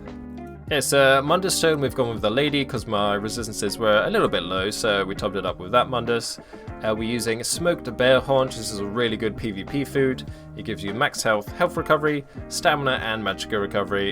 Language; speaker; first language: English; native; English